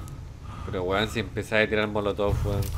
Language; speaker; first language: Spanish; native; Spanish